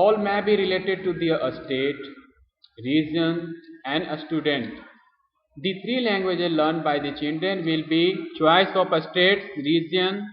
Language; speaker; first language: English; non-native, local second language; Hindi